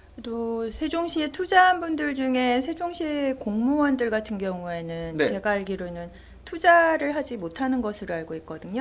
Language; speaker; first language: Korean; native; Korean